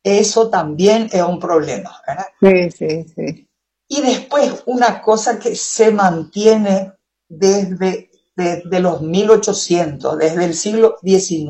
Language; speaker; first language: Spanish; non-native, local second language; Guarani